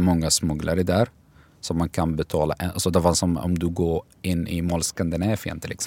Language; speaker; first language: Swedish; non-native, learner; Arabic